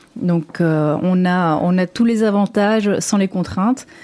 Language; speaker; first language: French; native; French